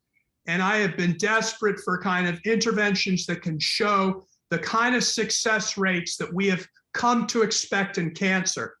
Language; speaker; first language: English; native; English